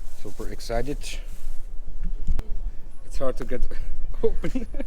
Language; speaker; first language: English; non-native, fluent; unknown